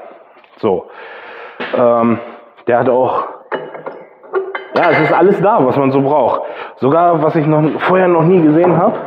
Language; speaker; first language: German; native; German